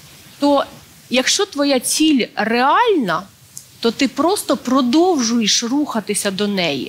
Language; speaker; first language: Ukrainian; native; Ukrainian